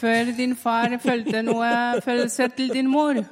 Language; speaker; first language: Norwegian; non-native, fluent; Polish